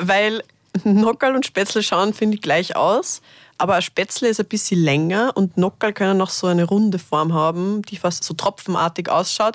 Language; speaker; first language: German; native; German